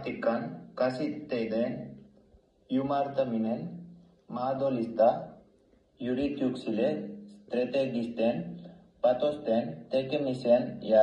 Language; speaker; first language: Finnish; non-native, learner; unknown